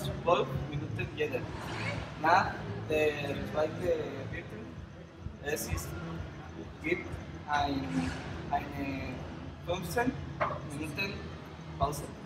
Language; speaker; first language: German; non-native, learner; Spanish